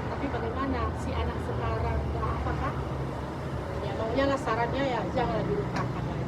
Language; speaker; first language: Indonesian; non-native, local second language; Nias